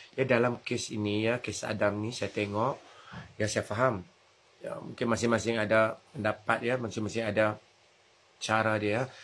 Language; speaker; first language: Malay; native; Malay